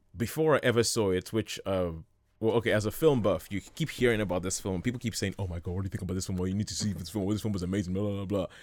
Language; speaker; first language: English; non-native, local second language; Yoruba